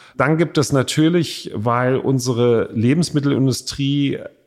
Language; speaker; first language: German; native; German